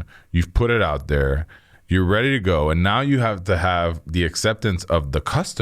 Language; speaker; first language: English; native; English